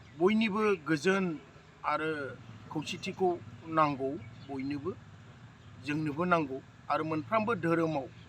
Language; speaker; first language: Bodo; native; Bodo